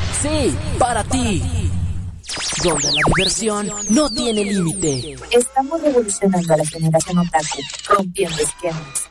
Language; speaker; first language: Spanish; native; Spanish